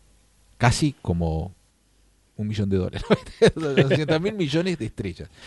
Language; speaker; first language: Spanish; native; Spanish